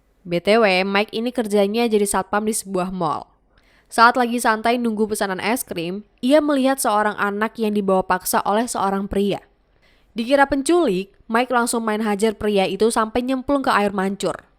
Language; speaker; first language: Indonesian; native; Indonesian